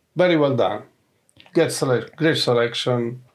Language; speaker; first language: English; non-native, fluent; Italian